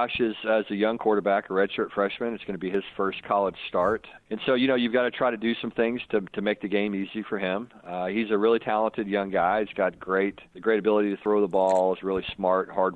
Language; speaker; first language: English; native; English